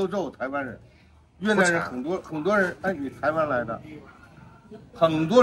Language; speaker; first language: Chinese; native; Chinese